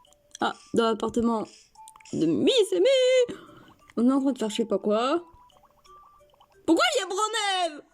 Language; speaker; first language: French; native; French